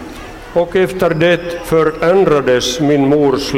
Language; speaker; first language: Swedish; non-native, local second language; Finnish